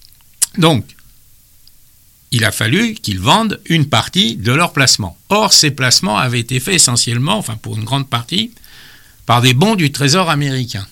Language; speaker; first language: French; native; French